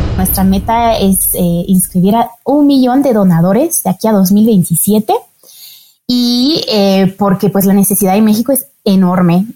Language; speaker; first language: Spanish; non-native, fluent; French